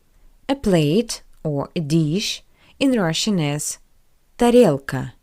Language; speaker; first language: English; non-native, fluent; Russian